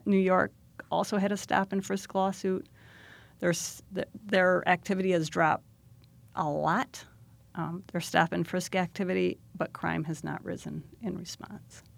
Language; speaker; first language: English; native; English